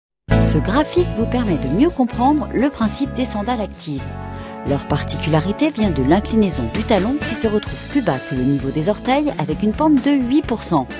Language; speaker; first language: French; native; French